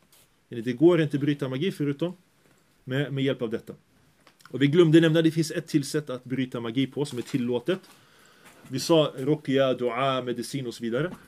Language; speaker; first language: Swedish; early bilingual, other home language; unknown